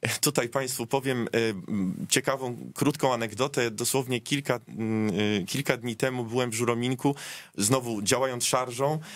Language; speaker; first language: Polish; native; Polish